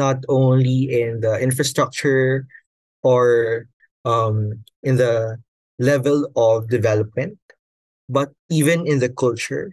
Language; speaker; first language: English; non-native, local second language; Filipino